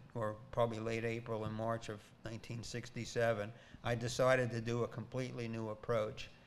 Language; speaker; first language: English; native; English